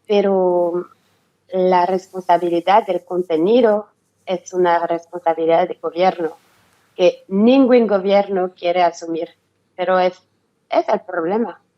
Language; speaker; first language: Spanish; non-native, learner; French